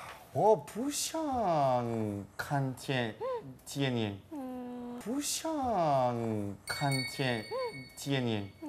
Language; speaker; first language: Chinese; non-native, learner; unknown